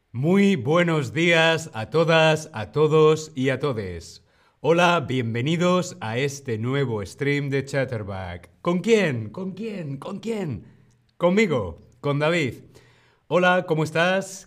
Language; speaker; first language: Spanish; non-native, fluent; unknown